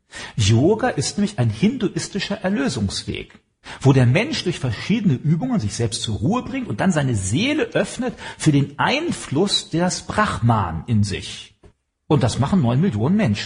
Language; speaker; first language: German; native; German